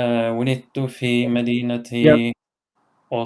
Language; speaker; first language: Arabic; non-native, learner; Norwegian